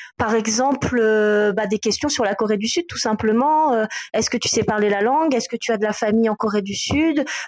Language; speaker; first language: French; native; French